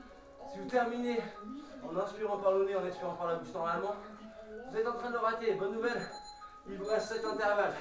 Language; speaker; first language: French; native; French